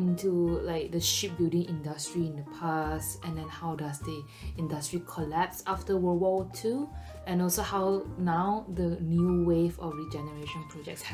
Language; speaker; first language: English; non-native, local second language; Chinese